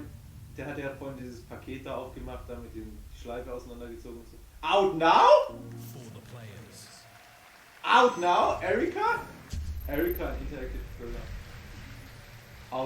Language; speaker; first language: German; native; German